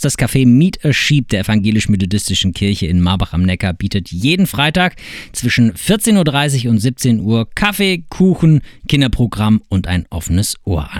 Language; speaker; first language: German; native; German